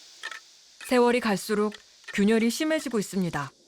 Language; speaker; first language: Korean; native; Korean